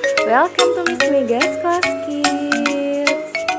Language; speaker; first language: English; non-native, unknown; Indonesian